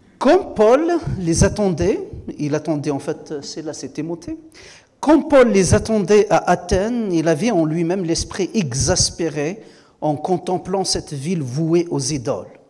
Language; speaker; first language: French; non-native, local second language; Kabyle